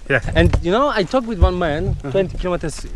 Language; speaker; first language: English; non-native, learner; Polish